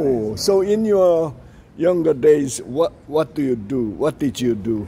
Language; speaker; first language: English; non-native, learner; Korean